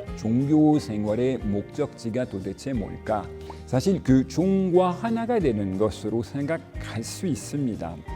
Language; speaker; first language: Korean; non-native, fluent; French